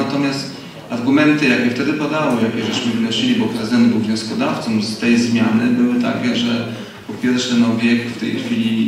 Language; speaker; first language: Polish; native; Polish